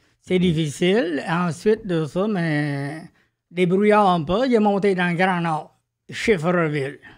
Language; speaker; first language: French; non-native, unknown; Vietnamese